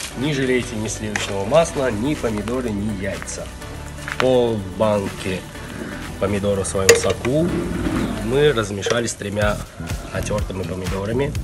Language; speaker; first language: Russian; non-native, local second language; Azerbaijani